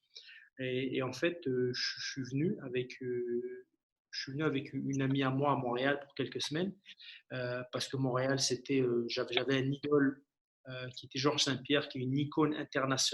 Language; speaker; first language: French; early bilingual, other home language; Arabic